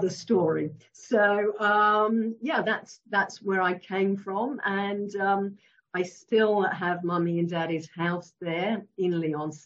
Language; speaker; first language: English; native; English